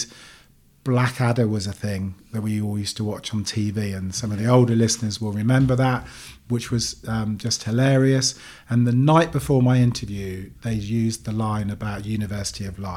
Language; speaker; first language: English; native; English